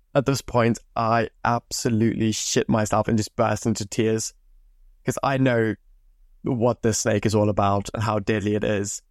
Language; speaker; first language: English; native; English